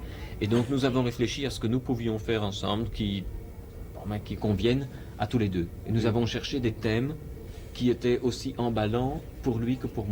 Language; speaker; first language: French; native; French